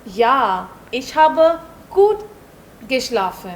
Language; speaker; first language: German; non-native, learner; Hindi